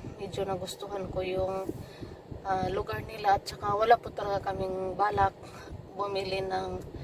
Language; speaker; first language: Filipino; non-native, local second language; Cebuano